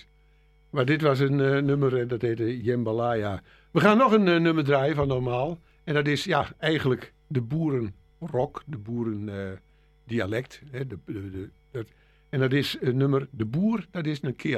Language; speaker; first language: Dutch; native; Dutch